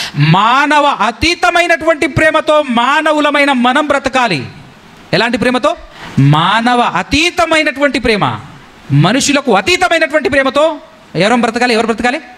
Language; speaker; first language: Telugu; native; Telugu